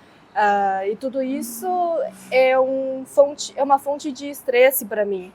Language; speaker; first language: Portuguese; non-native, fluent; Chinese